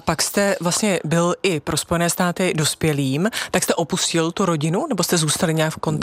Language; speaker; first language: Czech; native; Czech